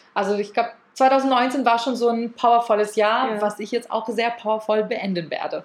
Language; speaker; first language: German; early bilingual, other home language; Ukrainian